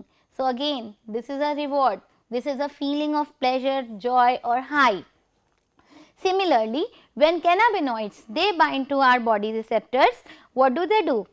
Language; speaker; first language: English; non-native, local second language; Hindi